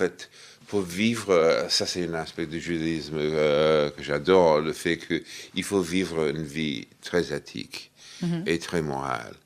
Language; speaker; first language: French; non-native, fluent; English